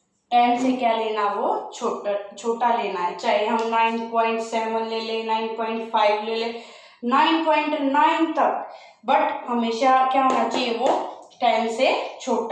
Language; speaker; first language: Hindi; native; Hindi